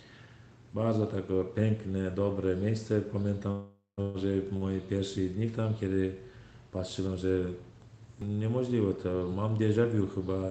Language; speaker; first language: Polish; non-native, learner; Turkmen